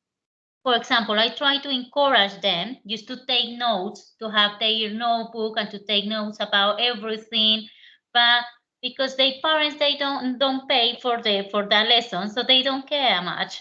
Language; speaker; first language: English; non-native, learner; Spanish